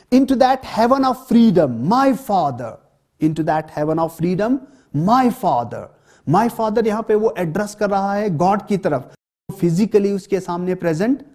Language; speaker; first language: Hindi; non-native, local second language; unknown